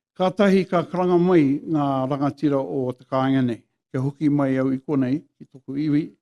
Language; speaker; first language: Māori; non-native, local second language; English